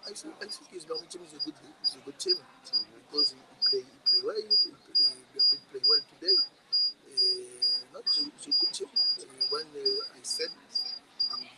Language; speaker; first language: English; non-native, learner; French